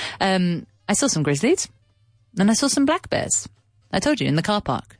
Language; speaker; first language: English; native; English